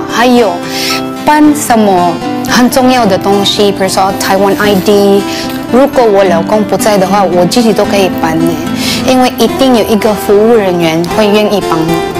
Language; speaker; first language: Chinese; non-native, fluent; Cebuano